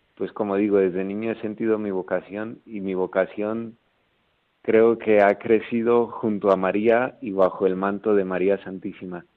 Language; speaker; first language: Spanish; native; Spanish